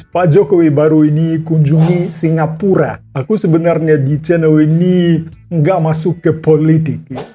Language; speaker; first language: Indonesian; non-native, fluent; Russian